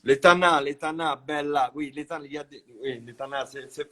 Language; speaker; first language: French; non-native, fluent; Italian